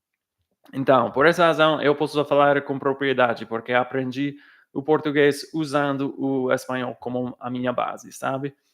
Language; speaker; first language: Portuguese; non-native, fluent; English